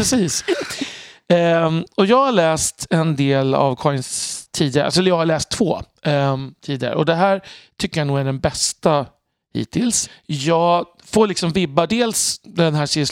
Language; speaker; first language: Swedish; native; Swedish